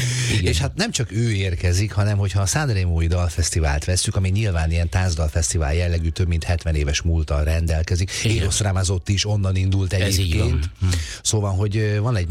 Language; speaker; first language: Hungarian; native; Hungarian